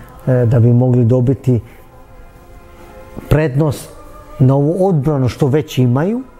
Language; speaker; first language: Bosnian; early bilingual, heritage; Bosnian